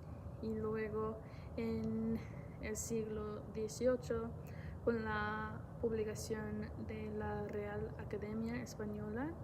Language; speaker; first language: Spanish; non-native, fluent; English